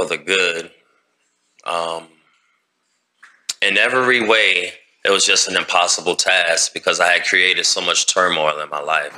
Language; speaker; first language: English; native; English